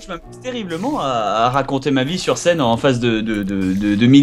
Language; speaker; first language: French; native; French